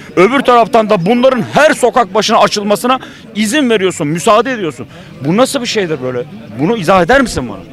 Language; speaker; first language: Turkish; native; Turkish